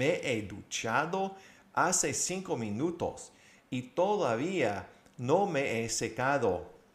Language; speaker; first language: Spanish; non-native, fluent; English